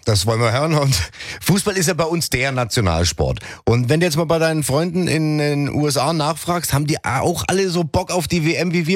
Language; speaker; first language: German; native; German